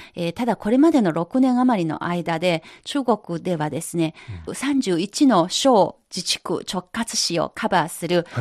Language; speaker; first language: Japanese; non-native, fluent; Chinese